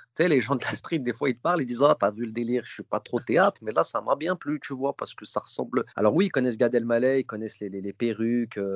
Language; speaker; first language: French; native; French